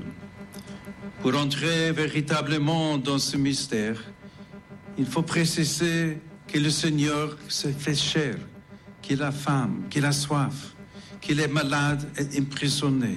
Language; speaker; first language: French; non-native, fluent; English